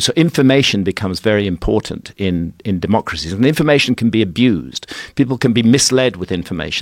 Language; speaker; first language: English; native; English